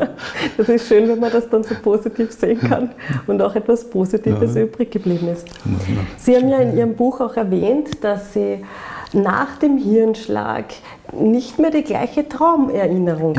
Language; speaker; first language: German; native; German